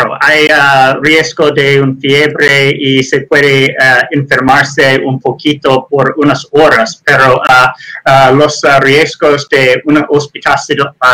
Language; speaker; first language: Spanish; non-native, learner; English